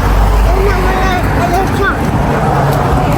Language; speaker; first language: Albanian; early bilingual, heritage; Albanian